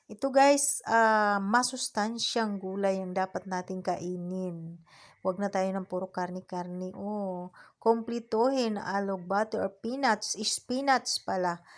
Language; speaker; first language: Filipino; non-native, local second language; Cebuano